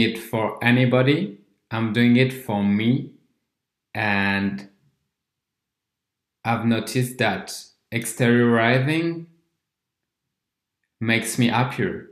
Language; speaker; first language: English; non-native, fluent; French